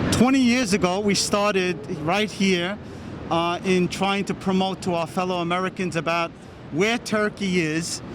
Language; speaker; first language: English; early bilingual, other home language; Turkish